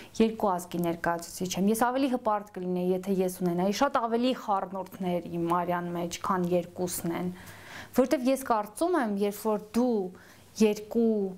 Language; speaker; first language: Armenian; native; Armenian